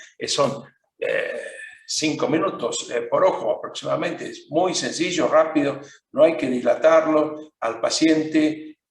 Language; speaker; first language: Spanish; non-native, fluent; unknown